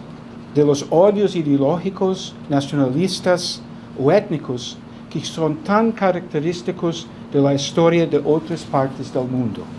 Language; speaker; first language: Spanish; non-native, fluent; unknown